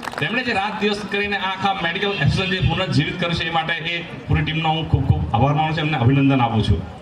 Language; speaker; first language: Gujarati; non-native, local second language; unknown